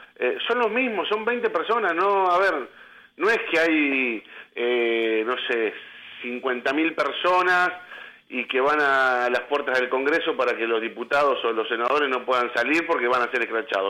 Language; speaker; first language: Spanish; native; Spanish